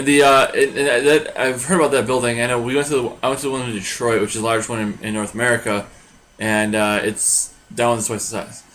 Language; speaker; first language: English; native; English